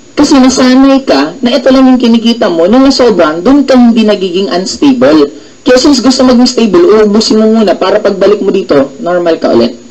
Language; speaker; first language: Filipino; native; Filipino